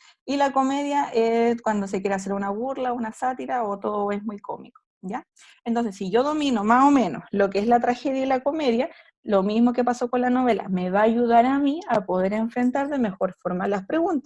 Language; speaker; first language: Spanish; native; Spanish